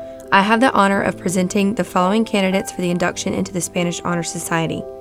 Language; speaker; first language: English; native; English